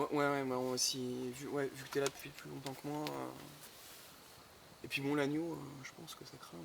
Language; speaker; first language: French; native; French